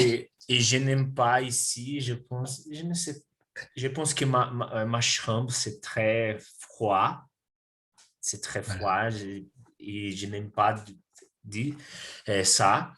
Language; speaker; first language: French; non-native, learner; Portuguese